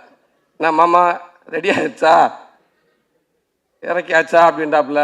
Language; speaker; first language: Tamil; native; Tamil